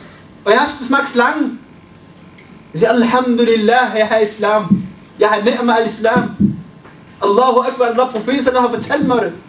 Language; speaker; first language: Danish; early bilingual, other home language; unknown